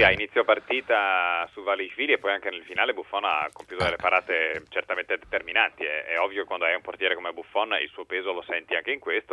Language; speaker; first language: Italian; native; Italian